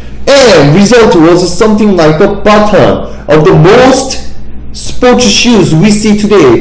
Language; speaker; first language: English; non-native, fluent; Korean